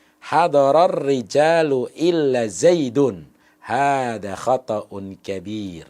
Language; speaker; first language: Arabic; non-native, fluent; Indonesian